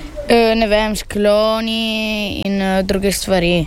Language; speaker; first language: Slovenian; early bilingual, heritage; Italian